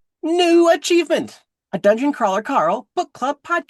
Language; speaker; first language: English; native; English